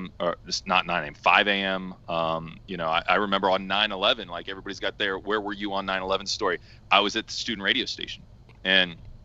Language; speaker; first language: English; native; English